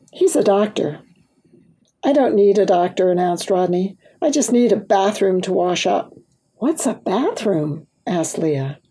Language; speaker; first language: English; early bilingual, other home language; German